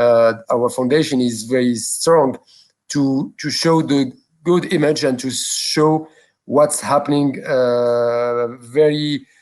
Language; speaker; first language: English; non-native, local second language; French